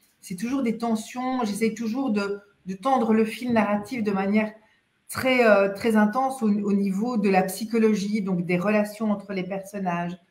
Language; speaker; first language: French; native; French